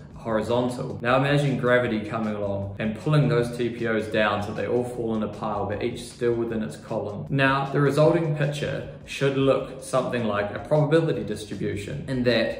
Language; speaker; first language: English; native; English